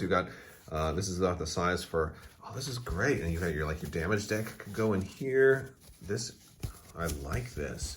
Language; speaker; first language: English; native; English